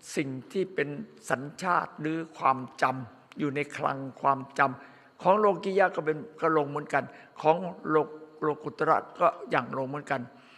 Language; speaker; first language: Thai; native; Thai